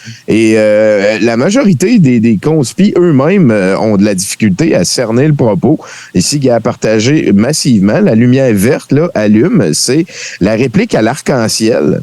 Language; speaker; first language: French; native; French